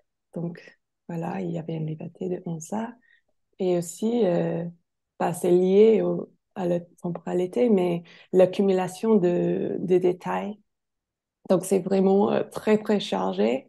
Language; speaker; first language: French; non-native, fluent; English